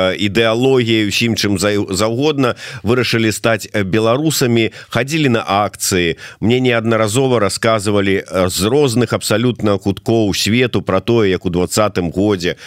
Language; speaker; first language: Belarusian; non-native, local second language; Russian